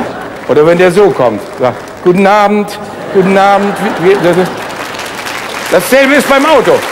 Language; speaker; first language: German; native; German